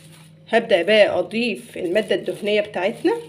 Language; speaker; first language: Arabic; native; Arabic